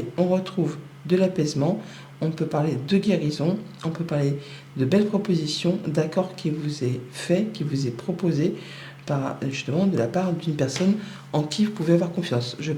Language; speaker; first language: French; native; French